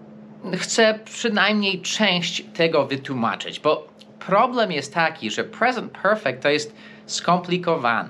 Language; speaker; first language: Polish; non-native, fluent; English